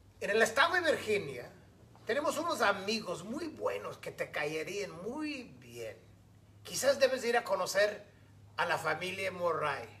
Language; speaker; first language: Spanish; non-native, fluent; English